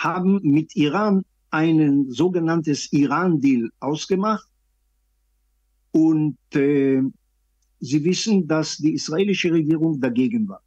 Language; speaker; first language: German; non-native, fluent; Hebrew